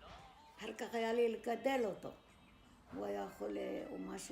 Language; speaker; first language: Hebrew; non-native, fluent; Arabic